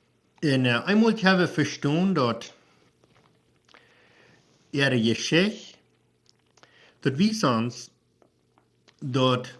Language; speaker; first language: German; non-native, learner; Plautdietsch